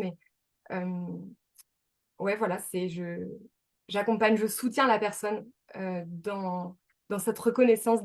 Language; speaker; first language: French; native; French